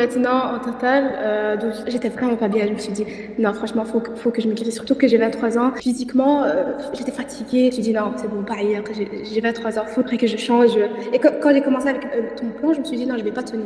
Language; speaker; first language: French; native; French